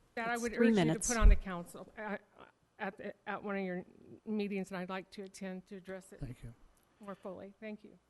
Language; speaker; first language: English; native; English